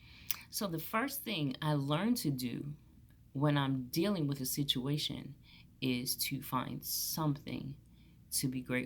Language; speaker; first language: English; native; English